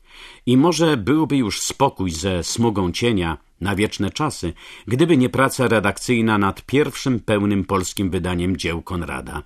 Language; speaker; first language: Polish; native; Polish